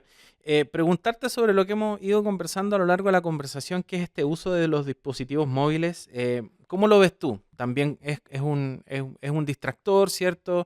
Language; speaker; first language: Spanish; native; Spanish